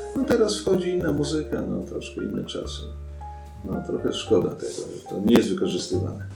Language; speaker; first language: Polish; native; Polish